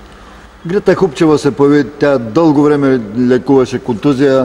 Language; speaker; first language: Bulgarian; native; Bulgarian